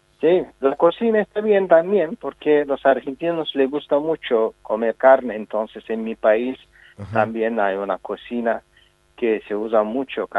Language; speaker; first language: Spanish; non-native, fluent; Azerbaijani